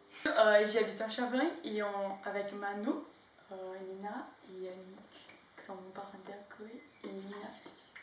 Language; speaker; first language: French; non-native, learner; Portuguese